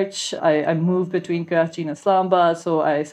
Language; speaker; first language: English; non-native, local second language; Urdu